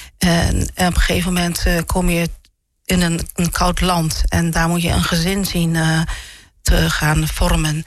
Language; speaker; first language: Dutch; early bilingual, other home language; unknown